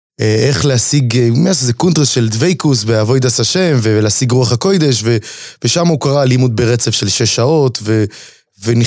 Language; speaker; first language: Hebrew; native; Hebrew